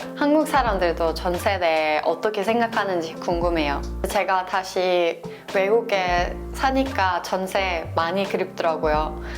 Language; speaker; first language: Korean; non-native, fluent; Norwegian